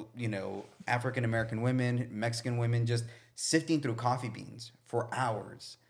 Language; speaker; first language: English; native; English